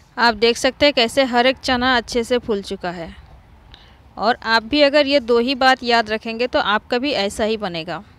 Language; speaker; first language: Hindi; non-native, local second language; Marathi